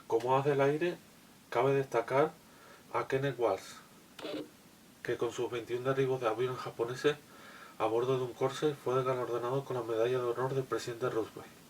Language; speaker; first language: Spanish; native; Spanish